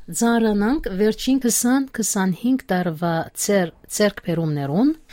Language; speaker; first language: Armenian; native; Armenian